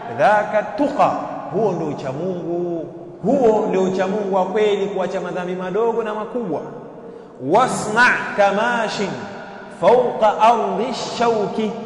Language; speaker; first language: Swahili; native; Swahili